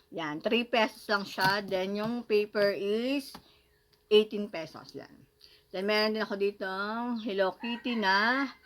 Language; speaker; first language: Filipino; native; Filipino